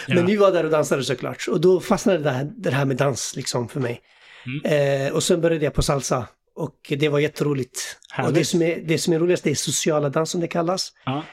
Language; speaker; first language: Swedish; early bilingual, other home language; Assyrian Neo-Aramaic